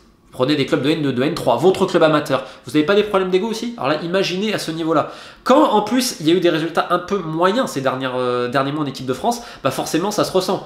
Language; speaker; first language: French; native; French